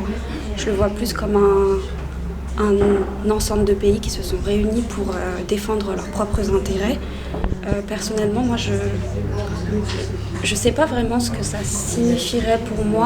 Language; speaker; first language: French; early bilingual, other home language; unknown